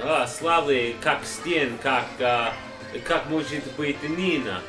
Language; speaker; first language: Russian; non-native, learner; English